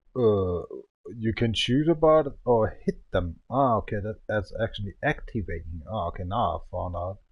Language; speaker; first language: English; non-native, learner; German